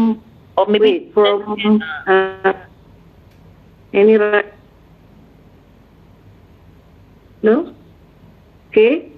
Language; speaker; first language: English; non-native, learner; Indonesian